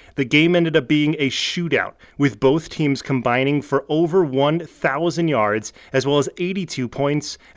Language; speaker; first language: English; native; English